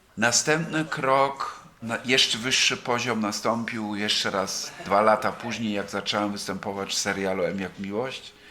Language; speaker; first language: Polish; non-native, fluent; German